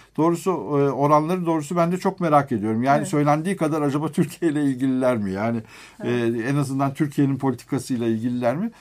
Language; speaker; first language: Turkish; native; Turkish